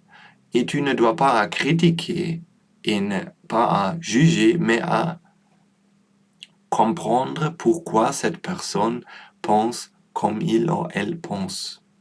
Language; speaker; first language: French; non-native, learner; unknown